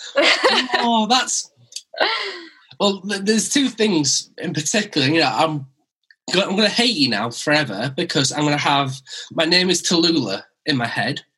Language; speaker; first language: English; native; English